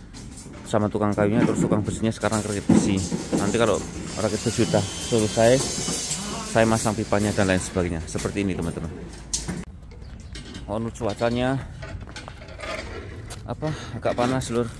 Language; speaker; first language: Indonesian; non-native, local second language; Javanese